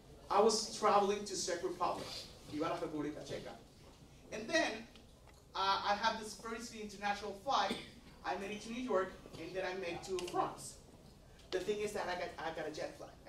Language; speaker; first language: English; non-native, fluent; Spanish